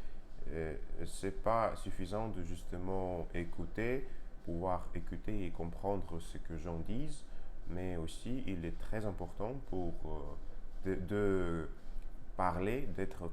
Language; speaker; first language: French; non-native, learner; Russian